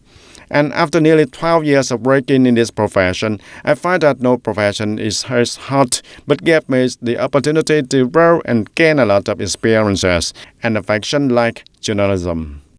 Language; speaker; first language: English; non-native, fluent; Vietnamese